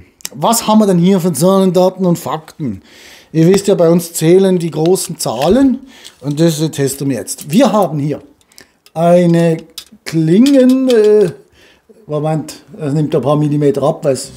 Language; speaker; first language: German; native; German